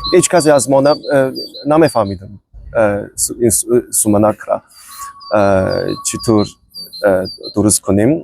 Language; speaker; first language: Persian; non-native, fluent; Chinese